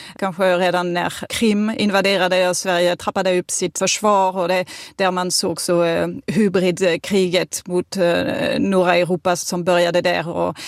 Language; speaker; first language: Swedish; non-native, fluent; French